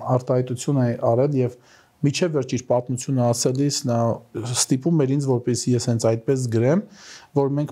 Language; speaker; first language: Armenian; native; Armenian